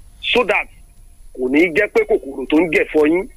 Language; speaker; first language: English; non-native, local second language; Yoruba